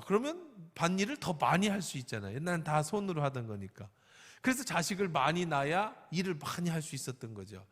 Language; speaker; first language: Korean; native; Korean